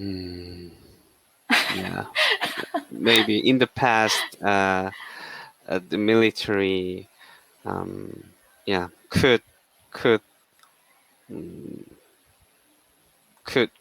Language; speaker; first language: English; non-native, learner; Korean